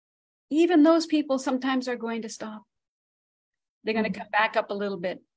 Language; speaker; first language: English; native; English